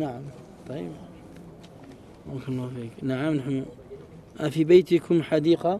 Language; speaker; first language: Arabic; early bilingual, heritage; Arabic